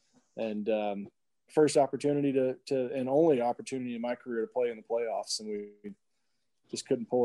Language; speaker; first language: English; native; English